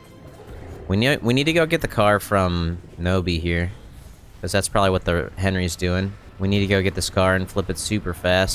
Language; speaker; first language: English; native; English